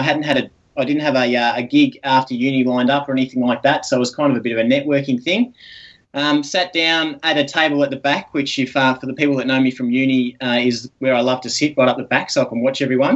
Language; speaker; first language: English; native; English